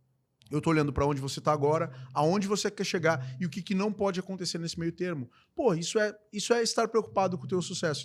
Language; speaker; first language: Portuguese; native; Portuguese